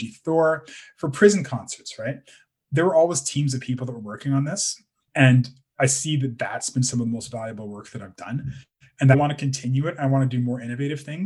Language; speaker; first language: English; native; English